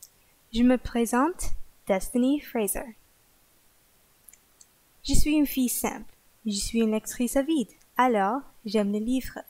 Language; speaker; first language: French; non-native, learner; English